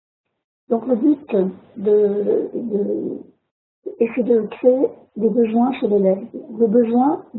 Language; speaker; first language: French; native; French